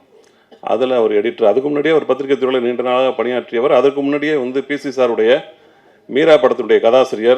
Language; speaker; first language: Tamil; native; Tamil